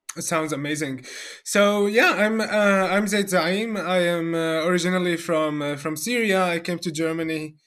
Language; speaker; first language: English; non-native, fluent; Arabic